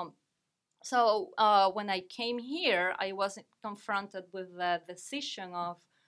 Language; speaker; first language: English; non-native, fluent; Spanish